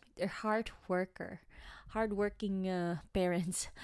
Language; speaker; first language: English; non-native, local second language; Waray